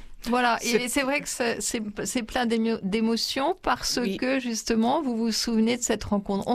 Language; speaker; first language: French; native; French